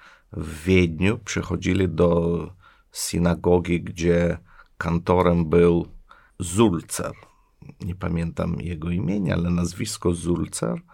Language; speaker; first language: Polish; non-native, fluent; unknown